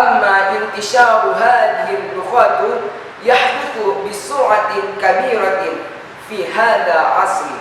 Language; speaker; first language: Arabic; non-native, learner; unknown